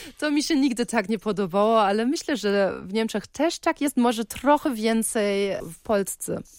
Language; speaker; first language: Polish; early bilingual, heritage; Polish